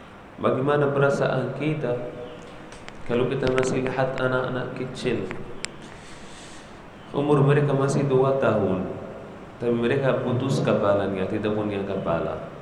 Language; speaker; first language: Indonesian; non-native, learner; Arabic